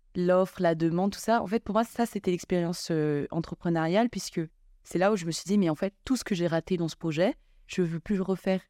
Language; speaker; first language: French; non-native, local second language; Malagasy